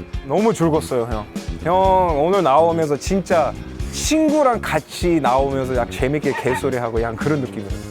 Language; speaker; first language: Korean; non-native, fluent; English